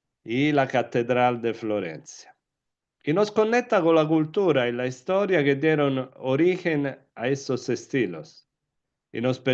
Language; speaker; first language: Spanish; non-native, fluent; Italian